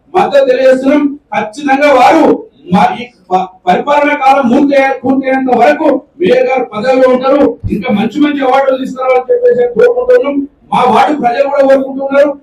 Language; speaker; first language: Telugu; native; Telugu